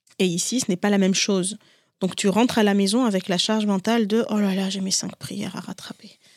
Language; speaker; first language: French; non-native, local second language; Ngazidja Comorian